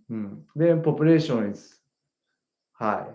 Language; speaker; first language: English; non-native, learner; Japanese